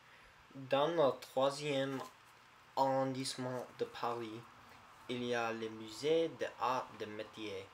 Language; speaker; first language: French; non-native, learner; English